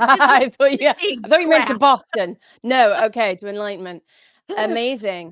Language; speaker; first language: English; native; English